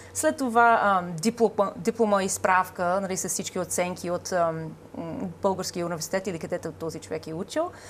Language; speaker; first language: Bulgarian; non-native, fluent; English